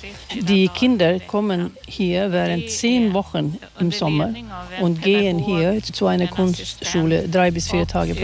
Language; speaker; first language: German; non-native, fluent; Swedish